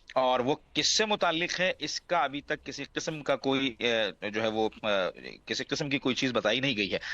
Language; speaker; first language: Urdu; non-native, local second language; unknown